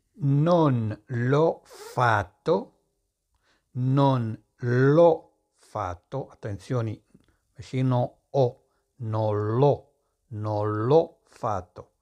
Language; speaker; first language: Italian; non-native, fluent; Arabic